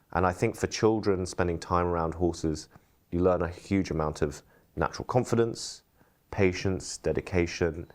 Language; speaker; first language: English; early bilingual, heritage; English